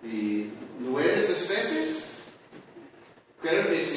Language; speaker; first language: Spanish; non-native, learner; English